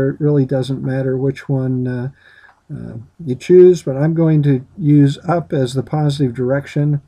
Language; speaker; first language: English; native; English